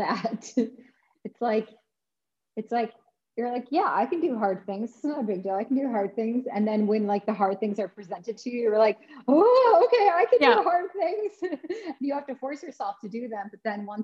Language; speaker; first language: English; native; English